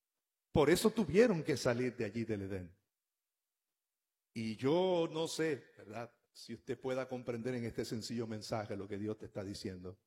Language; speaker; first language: Spanish; native; Spanish